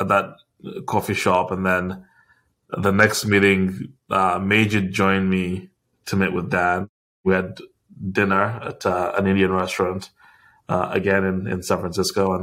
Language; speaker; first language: English; non-native, local second language; Ganda